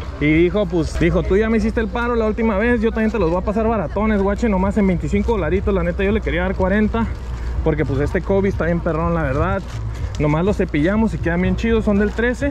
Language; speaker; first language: Spanish; early bilingual, heritage; Spanish